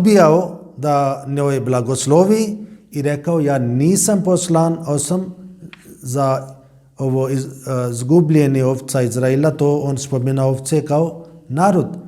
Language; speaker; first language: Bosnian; non-native, learner; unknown